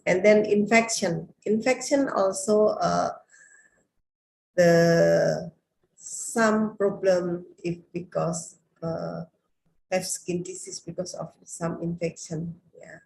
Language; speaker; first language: English; non-native, learner; Indonesian